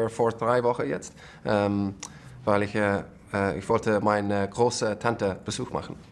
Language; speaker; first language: German; non-native, learner; English